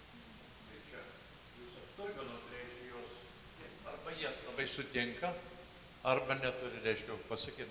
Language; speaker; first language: Lithuanian; early bilingual, heritage; Lithuanian